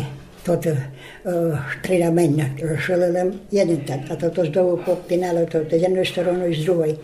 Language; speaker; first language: Polish; non-native, local second language; Rusyn